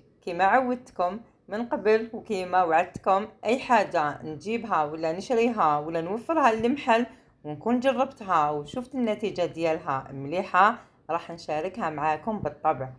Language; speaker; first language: Arabic; native; Arabic